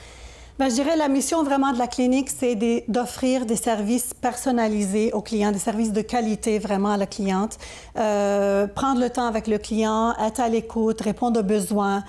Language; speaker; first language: French; native; French